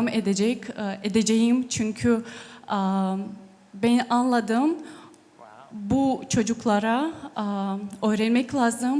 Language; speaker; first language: Turkish; non-native, learner; Tajik